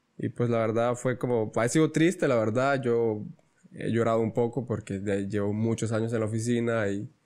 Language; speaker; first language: Spanish; native; Spanish